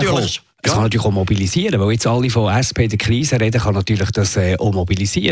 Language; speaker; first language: German; native; German